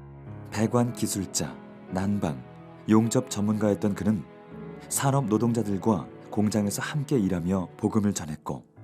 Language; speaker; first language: Korean; native; Korean